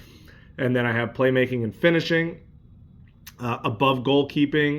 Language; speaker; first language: English; native; English